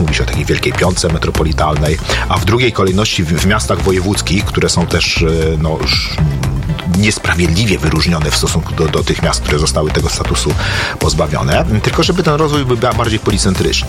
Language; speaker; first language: Polish; native; Polish